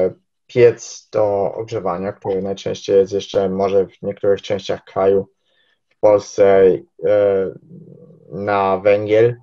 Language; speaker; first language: Polish; early bilingual, heritage; Polish